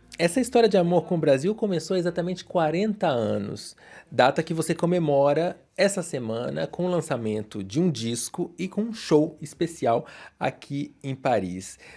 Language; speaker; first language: Portuguese; native; Portuguese